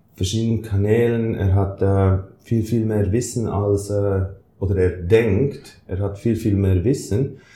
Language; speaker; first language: German; native; German